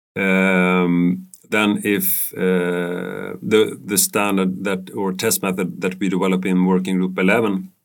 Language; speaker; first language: English; non-native, fluent; Swedish